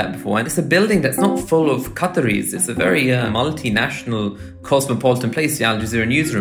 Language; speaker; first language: English; native; English